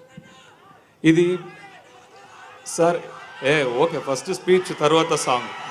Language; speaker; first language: Telugu; non-native, learner; Tamil